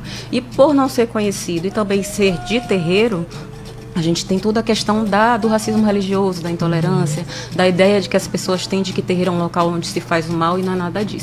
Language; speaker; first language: Portuguese; native; Portuguese